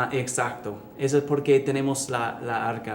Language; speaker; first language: Spanish; early bilingual, heritage; English